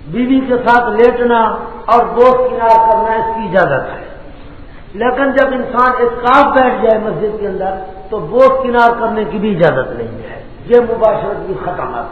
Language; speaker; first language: Urdu; non-native, local second language; Punjabi